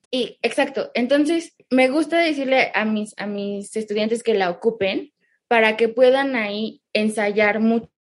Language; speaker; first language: Spanish; early bilingual, heritage; Spanish